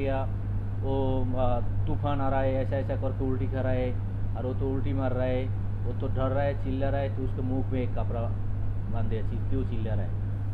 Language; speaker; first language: Hindi; non-native, learner; Bangla